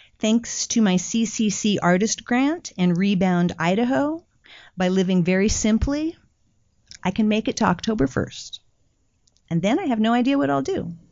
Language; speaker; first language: English; native; English